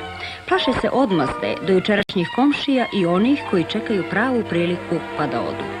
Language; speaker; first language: Bosnian; native; Bosnian